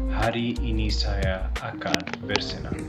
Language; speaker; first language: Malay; non-native, learner; Arabic